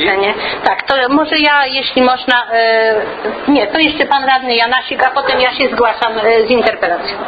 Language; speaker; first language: Polish; native; Polish